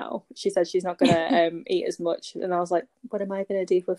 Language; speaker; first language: English; native; English